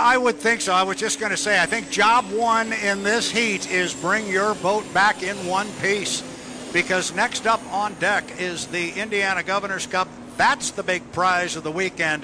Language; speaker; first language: English; native; English